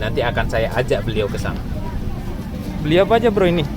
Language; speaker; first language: Indonesian; native; Indonesian